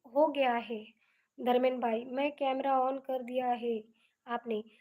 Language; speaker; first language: Hindi; non-native, local second language; Marathi